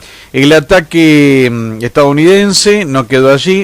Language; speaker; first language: Spanish; native; Spanish